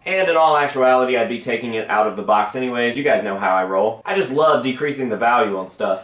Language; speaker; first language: English; native; English